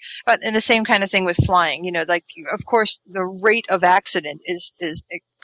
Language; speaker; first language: English; native; English